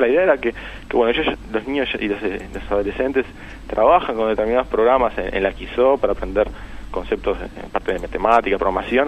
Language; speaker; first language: Spanish; native; Spanish